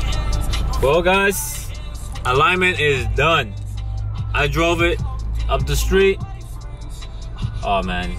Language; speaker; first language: English; native; English